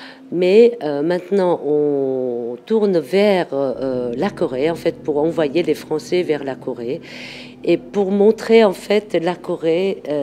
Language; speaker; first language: French; non-native, fluent; Korean